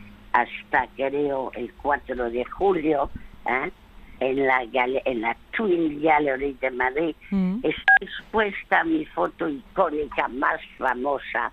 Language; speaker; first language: Spanish; early bilingual, other home language; French